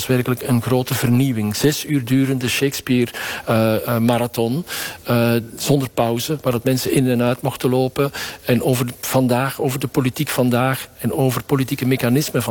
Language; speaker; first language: Dutch; native; Dutch